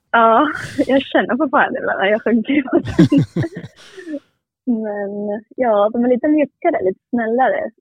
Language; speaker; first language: Swedish; non-native, fluent; Spanish